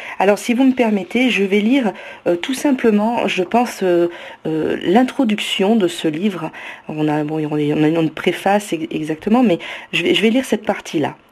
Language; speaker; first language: French; native; French